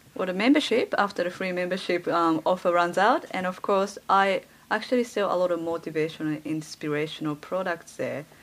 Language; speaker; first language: English; early bilingual, other home language; Japanese